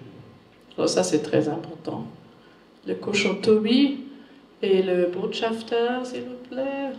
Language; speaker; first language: French; non-native, learner; German